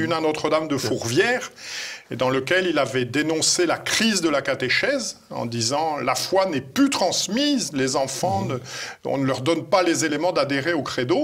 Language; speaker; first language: French; native; French